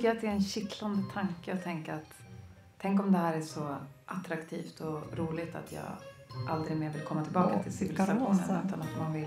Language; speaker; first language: Swedish; native; Swedish